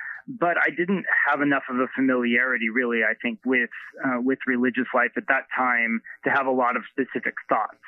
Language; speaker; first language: English; native; English